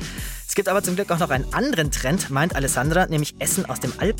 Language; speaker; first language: German; native; German